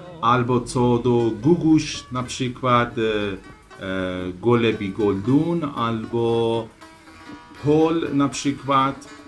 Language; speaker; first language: Polish; non-native, learner; Persian